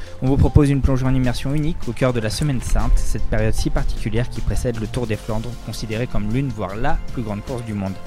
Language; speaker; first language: French; native; French